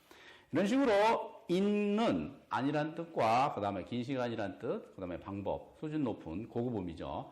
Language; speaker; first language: Korean; native; Korean